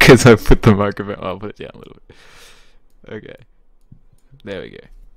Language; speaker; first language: English; native; English